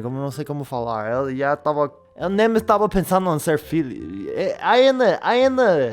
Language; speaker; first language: Portuguese; non-native, learner; English